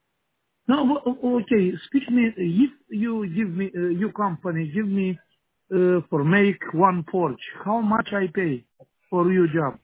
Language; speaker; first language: English; non-native, learner; Romanian